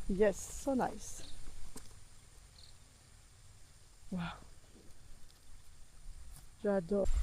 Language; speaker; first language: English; non-native, learner; French